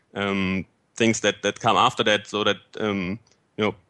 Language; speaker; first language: English; non-native, fluent; German